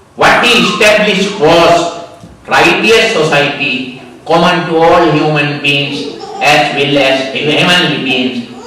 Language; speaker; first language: English; non-native, local second language; Sinhala